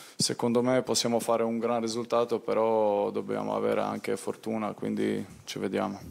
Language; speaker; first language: Italian; non-native, fluent; Croatian